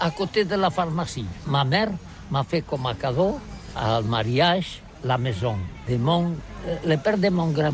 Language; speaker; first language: French; non-native, learner; Catalan